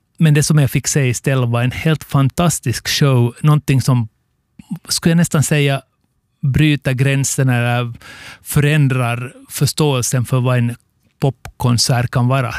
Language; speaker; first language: Swedish; native; Swedish